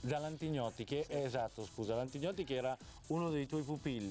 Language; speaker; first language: Italian; native; Italian